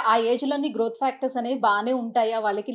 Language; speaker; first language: Telugu; native; Telugu